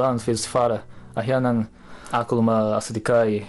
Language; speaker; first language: Arabic; non-native, learner; Japanese